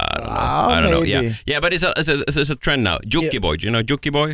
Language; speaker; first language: English; non-native, fluent; Swedish